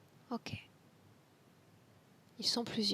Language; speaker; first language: French; native; French